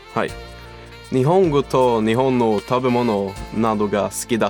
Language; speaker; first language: Japanese; non-native, learner; Swedish